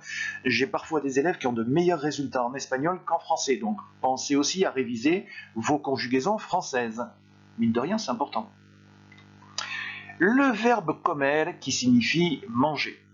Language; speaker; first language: French; native; French